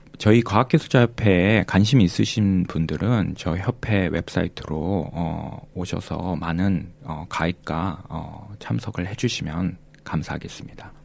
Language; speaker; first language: Korean; native; Korean